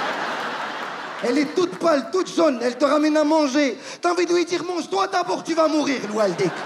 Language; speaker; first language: French; non-native, local second language; Arabic